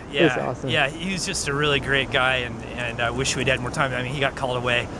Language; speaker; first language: English; native; English